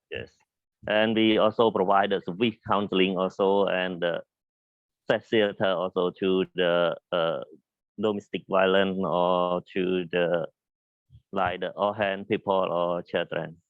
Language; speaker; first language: English; non-native, learner; Khmer